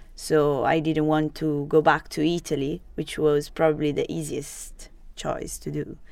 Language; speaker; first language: English; non-native, fluent; Italian